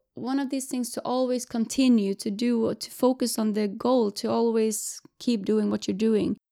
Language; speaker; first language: English; non-native, fluent; Swedish